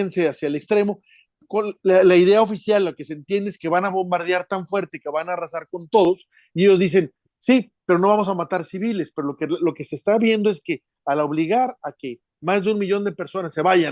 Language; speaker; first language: Spanish; native; Spanish